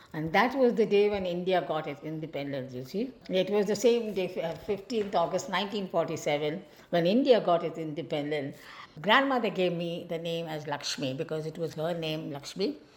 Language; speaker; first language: English; non-native, local second language; Malayalam